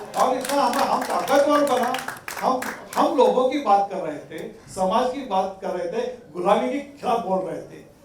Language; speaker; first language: Hindi; non-native, local second language; Marathi